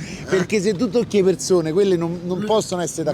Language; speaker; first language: Italian; native; Italian